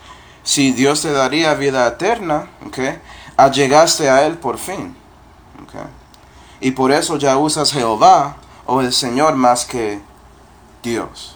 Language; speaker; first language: Spanish; non-native, fluent; English